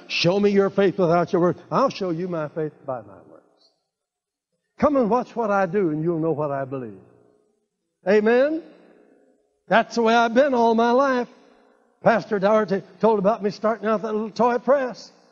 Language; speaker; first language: English; native; English